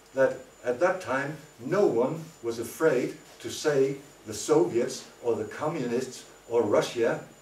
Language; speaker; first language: English; non-native, fluent; Danish